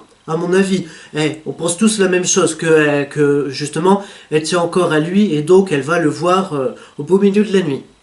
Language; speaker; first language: French; native; French